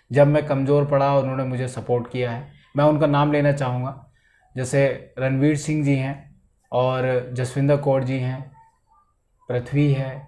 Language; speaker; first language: Hindi; native; Hindi